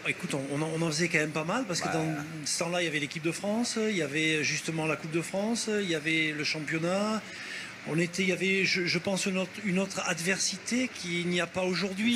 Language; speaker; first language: French; native; French